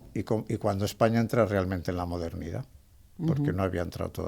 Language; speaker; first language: Spanish; native; Spanish